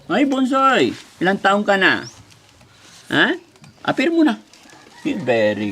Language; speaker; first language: Filipino; native; Filipino